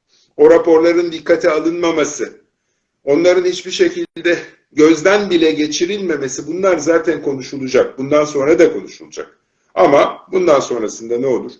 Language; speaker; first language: Turkish; native; Turkish